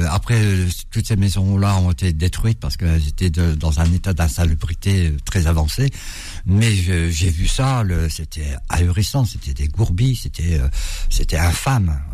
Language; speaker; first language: French; early bilingual, other home language; Arabic